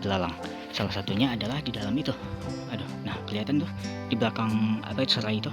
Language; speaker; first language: Indonesian; native; Indonesian